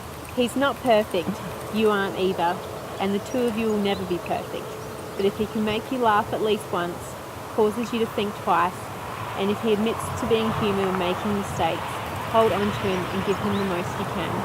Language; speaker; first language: English; native; English